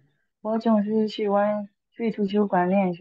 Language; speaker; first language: Chinese; non-native, learner; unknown